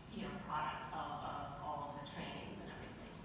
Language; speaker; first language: English; native; English